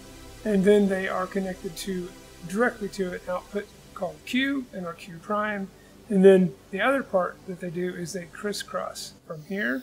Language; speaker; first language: English; native; English